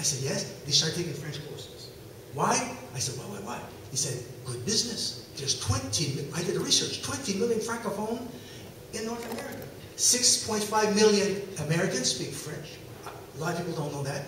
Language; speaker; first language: English; non-native, local second language; French